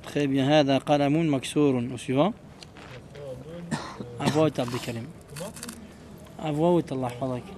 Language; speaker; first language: Arabic; non-native, learner; French